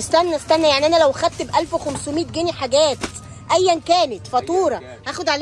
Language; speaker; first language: Arabic; native; Arabic